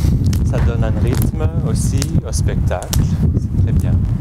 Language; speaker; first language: French; non-native, learner; English